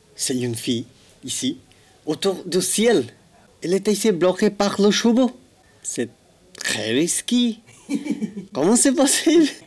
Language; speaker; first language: French; non-native, learner; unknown